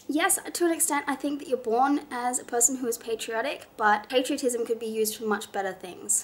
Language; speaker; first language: English; native; English